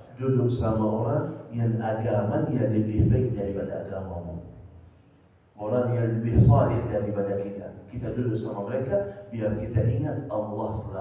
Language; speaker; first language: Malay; non-native, fluent; Arabic